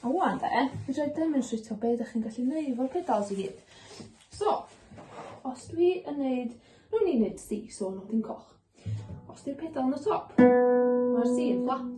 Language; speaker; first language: Welsh; native; Welsh